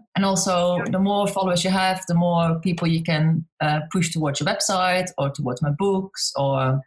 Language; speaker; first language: English; non-native, fluent; Dutch